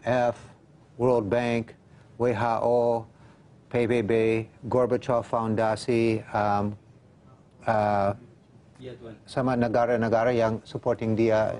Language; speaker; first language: Indonesian; non-native, fluent; English